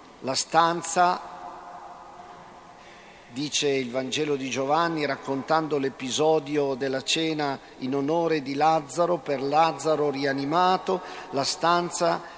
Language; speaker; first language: Italian; native; Italian